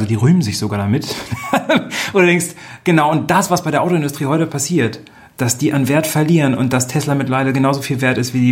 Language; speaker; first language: German; native; German